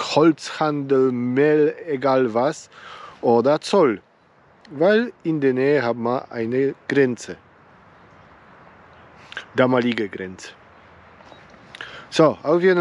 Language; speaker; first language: German; non-native, learner; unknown